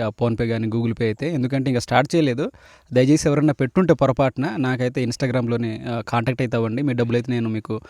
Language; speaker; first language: Telugu; non-native, local second language; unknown